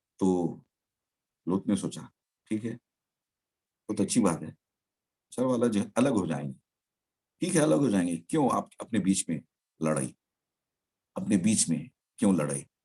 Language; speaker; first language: Hindi; non-native, local second language; Telugu